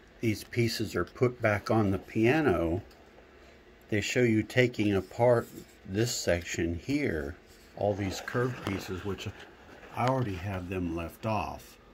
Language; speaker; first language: English; native; English